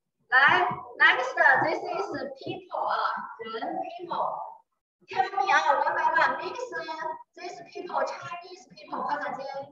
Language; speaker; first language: English; non-native, learner; Chinese